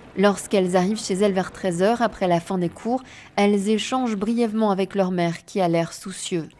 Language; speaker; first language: French; native; French